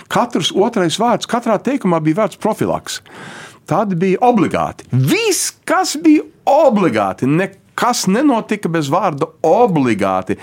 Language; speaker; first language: Latvian; early bilingual, heritage; Latvian